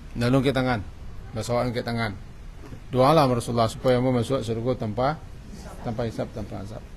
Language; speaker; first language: Malay; non-native, local second language; Minangkabau